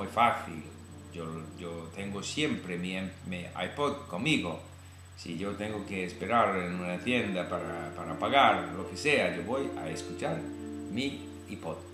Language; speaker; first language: Spanish; non-native, fluent; English